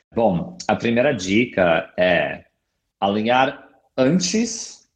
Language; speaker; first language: Portuguese; non-native, fluent; English